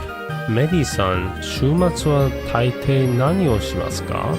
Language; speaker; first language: Japanese; non-native, learner; English